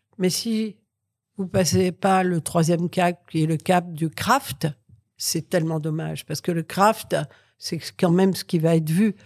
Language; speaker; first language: French; early bilingual, other home language; Catalan